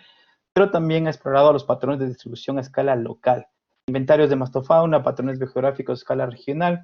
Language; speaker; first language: Spanish; native; Spanish